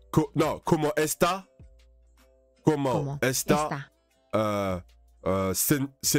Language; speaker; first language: Spanish; non-native, learner; English